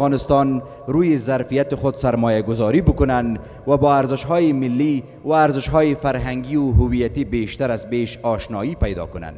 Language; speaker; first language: Persian; native; Persian